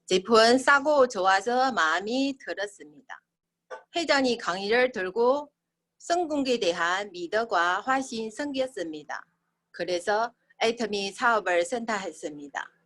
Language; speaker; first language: Korean; non-native, learner; Chinese